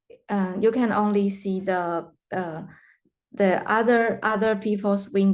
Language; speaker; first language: English; non-native, fluent; Chinese